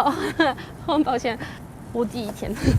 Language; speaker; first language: Chinese; non-native, learner; English